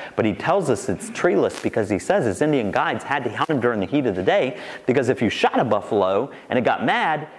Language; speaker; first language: English; native; English